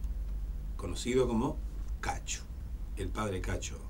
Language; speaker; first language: Spanish; native; Spanish